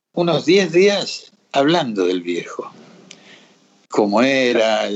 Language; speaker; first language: Spanish; native; Spanish